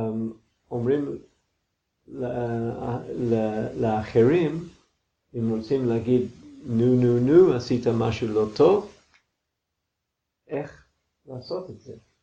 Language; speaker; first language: Hebrew; non-native, fluent; English